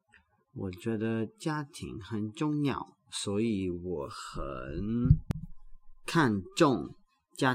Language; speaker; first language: Chinese; non-native, learner; English